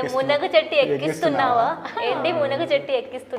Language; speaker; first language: Telugu; non-native, learner; Malayalam